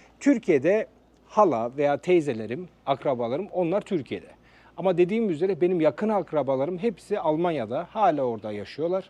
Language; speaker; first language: Turkish; early bilingual, heritage; Turkish